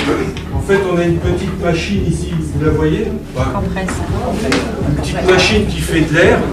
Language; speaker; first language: French; native; French